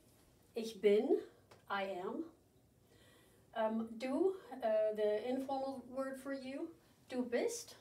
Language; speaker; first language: German; non-native, fluent; English